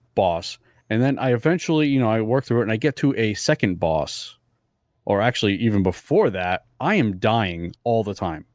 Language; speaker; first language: English; early bilingual, other home language; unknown